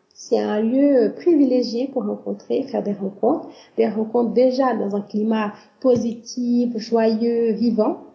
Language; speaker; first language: French; non-native, fluent; Portuguese